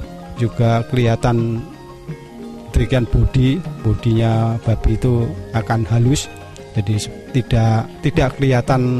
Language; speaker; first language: Indonesian; non-native, local second language; Javanese